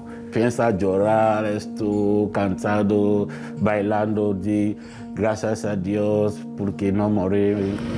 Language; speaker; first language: Spanish; non-native, learner; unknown